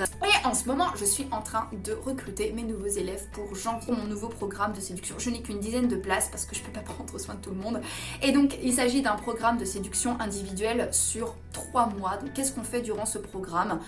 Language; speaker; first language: French; native; French